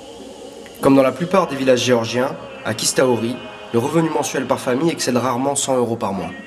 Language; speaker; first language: French; native; French